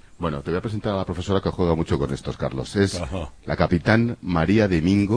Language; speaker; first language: Spanish; native; Spanish